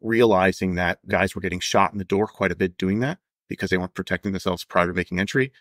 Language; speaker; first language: English; native; English